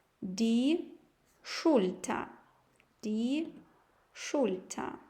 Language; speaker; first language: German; non-native, fluent; Ukrainian